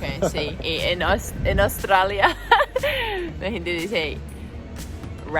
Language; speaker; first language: Spanish; non-native, learner; English